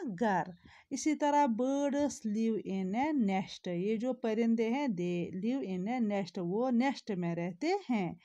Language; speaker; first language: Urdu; non-native, local second language; Kashmiri